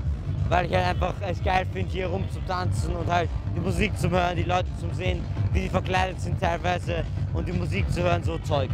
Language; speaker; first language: German; native; German